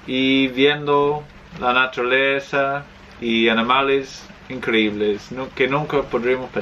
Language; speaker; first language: Spanish; non-native, fluent; English